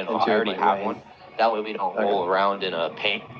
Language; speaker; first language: English; native; English